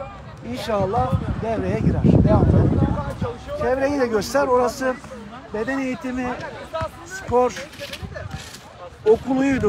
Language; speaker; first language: Turkish; native; Turkish